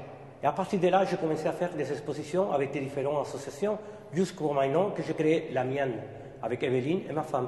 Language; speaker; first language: French; non-native, fluent; Spanish